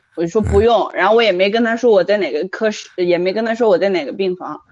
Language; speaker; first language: Chinese; native; Chinese